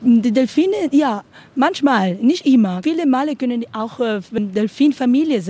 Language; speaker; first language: German; non-native, learner; Spanish